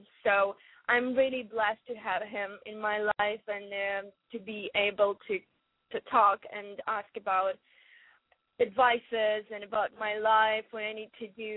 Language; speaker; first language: English; non-native, learner; Ukrainian